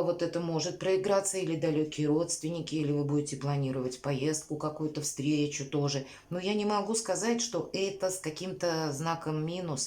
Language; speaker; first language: Russian; native; Russian